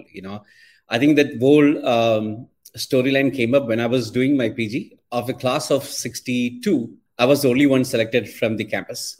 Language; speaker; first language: English; non-native, local second language; Malayalam